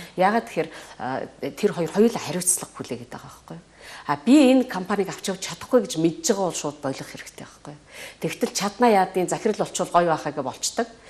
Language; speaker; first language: Mongolian; native; Mongolian